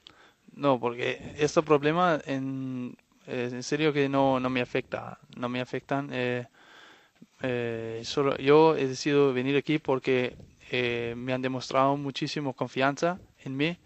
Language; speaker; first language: Spanish; non-native, fluent; Danish